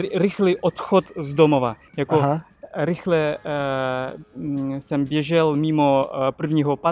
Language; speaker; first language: Czech; non-native, fluent; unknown